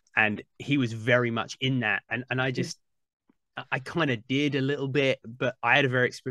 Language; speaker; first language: English; native; English